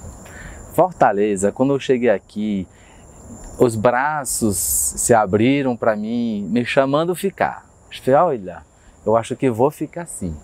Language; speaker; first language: Portuguese; non-native, fluent; French